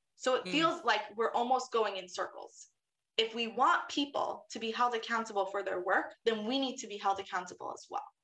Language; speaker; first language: English; native; English